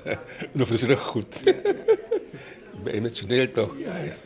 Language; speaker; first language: Dutch; non-native, local second language; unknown